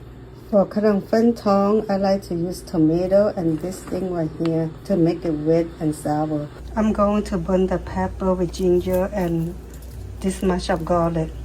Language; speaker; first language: English; non-native, local second language; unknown